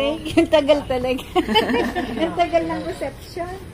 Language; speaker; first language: Filipino; native; Filipino